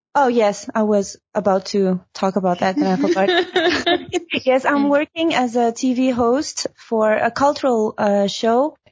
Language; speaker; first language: English; early bilingual, heritage; Chinese